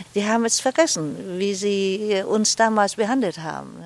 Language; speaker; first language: German; non-native, fluent; Vietnamese